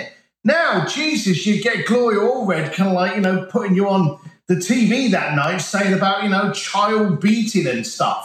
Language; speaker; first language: English; native; English